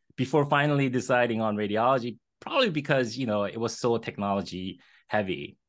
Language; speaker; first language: English; early bilingual, other home language; Korean